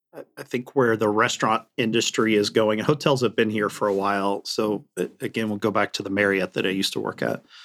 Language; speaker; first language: English; native; English